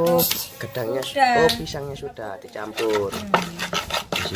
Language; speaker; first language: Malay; non-native, local second language; Javanese